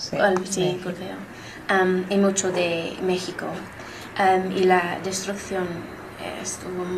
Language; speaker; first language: Spanish; non-native, learner; English